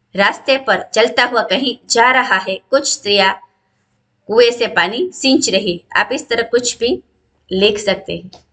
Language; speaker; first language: Hindi; non-native, local second language; Gujarati